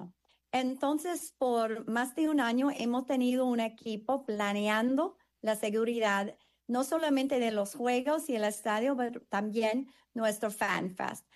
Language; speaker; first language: Spanish; early bilingual, heritage; English